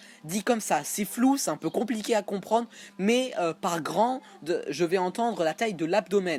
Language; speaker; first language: French; native; French